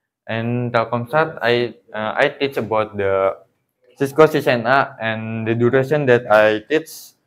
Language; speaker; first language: English; non-native, learner; Indonesian